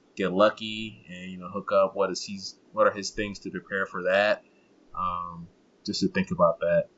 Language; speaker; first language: English; non-native, local second language; Kinyarwanda